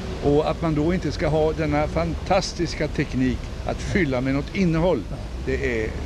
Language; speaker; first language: Swedish; native; Swedish